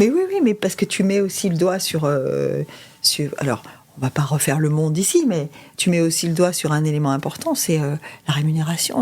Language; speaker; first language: French; native; French